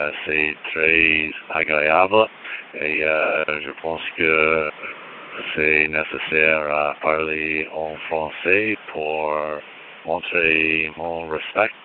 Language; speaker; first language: French; non-native, learner; English